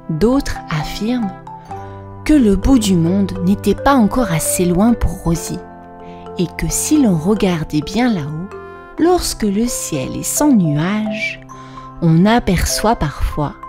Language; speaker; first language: French; native; French